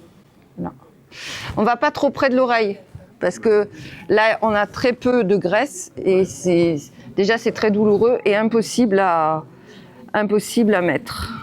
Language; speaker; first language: French; native; French